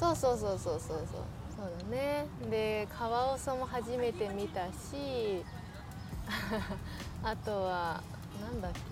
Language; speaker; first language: Japanese; non-native, learner; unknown